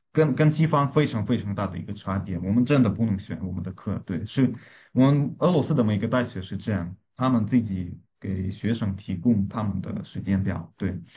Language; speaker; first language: Chinese; non-native, fluent; Russian